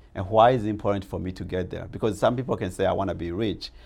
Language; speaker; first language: English; non-native, local second language; Rundi